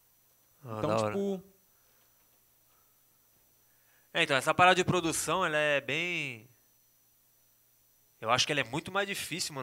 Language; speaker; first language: Portuguese; native; Portuguese